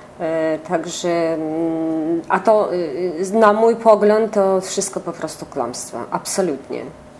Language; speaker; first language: Polish; non-native, local second language; Ukrainian